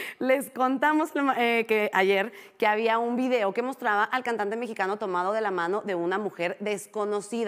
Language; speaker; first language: Spanish; native; Spanish